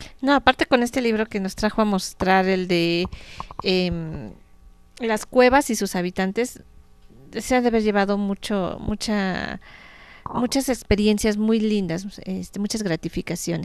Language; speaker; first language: Spanish; native; Spanish